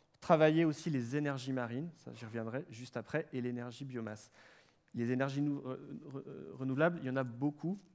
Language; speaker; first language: French; native; French